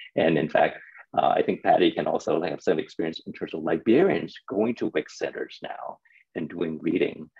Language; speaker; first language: English; non-native, local second language; Cantonese